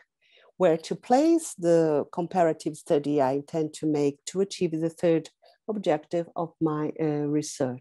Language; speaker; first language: English; non-native, fluent; Portuguese